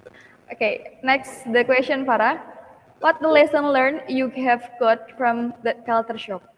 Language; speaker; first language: English; non-native, learner; Indonesian